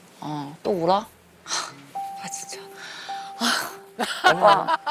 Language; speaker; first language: Korean; non-native, fluent; Chinese